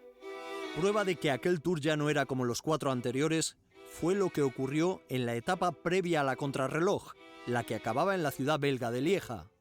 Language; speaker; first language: Spanish; native; Spanish